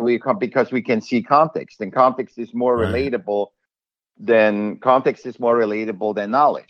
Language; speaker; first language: English; non-native, fluent; German